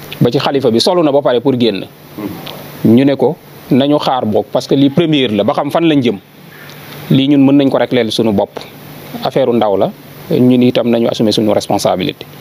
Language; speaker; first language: Wolof; native; Wolof